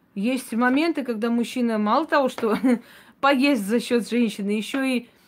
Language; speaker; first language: Russian; non-native, local second language; Armenian